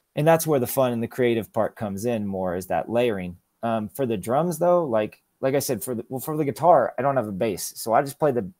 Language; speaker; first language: English; native; English